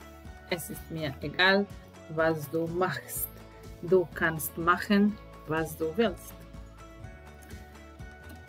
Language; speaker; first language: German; non-native, fluent; Serbian